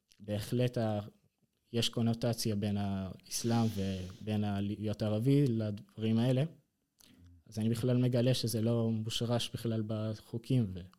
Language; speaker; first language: Hebrew; non-native, local second language; Arabic